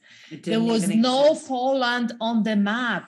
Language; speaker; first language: English; non-native, fluent; Polish